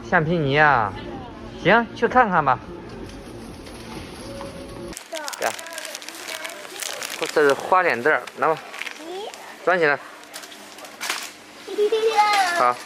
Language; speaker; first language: Chinese; native; Chinese